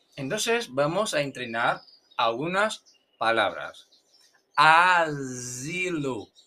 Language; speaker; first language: Spanish; non-native, fluent; Portuguese